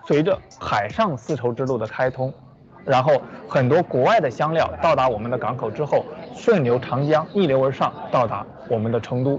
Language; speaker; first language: Chinese; native; Chinese